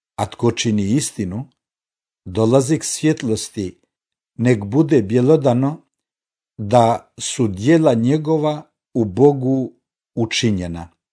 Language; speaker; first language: Croatian; non-native, fluent; Albanian